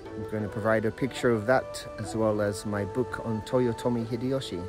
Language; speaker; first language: English; native; English